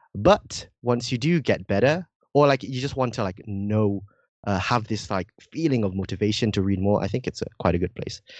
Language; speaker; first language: English; non-native, fluent; Indonesian